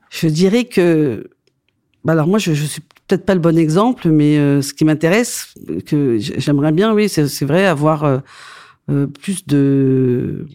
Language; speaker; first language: French; native; French